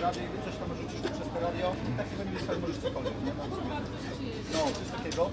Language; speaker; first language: Polish; native; Polish